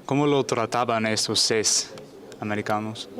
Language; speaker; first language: Spanish; non-native, learner; English